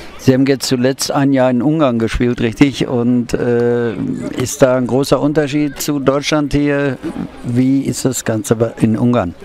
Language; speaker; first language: German; native; German